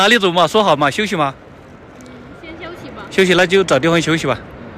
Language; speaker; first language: Chinese; native; Chinese